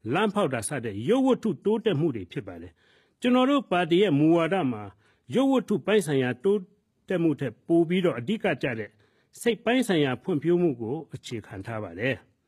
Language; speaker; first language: Burmese; non-native, local second language; Hakha Chin